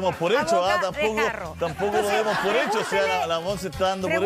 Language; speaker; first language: Spanish; native; Spanish